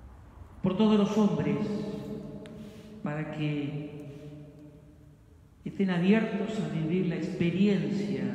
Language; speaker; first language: Spanish; native; Spanish